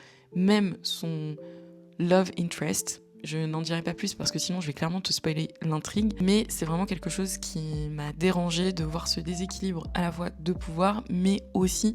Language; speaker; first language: French; native; French